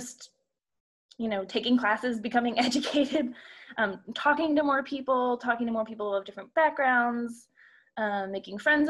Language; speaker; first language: English; native; English